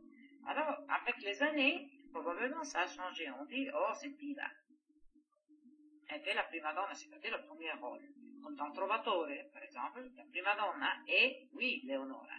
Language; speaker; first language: French; non-native, fluent; Greek